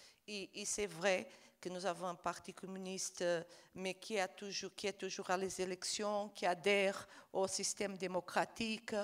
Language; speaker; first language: French; non-native, fluent; Portuguese